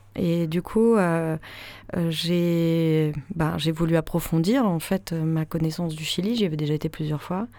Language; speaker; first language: French; native; French